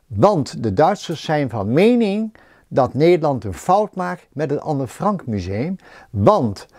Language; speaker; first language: Dutch; native; Dutch